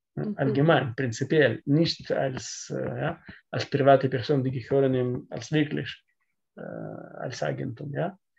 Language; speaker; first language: German; non-native, learner; Russian